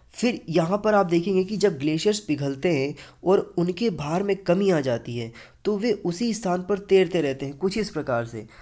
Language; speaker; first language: Hindi; native; Hindi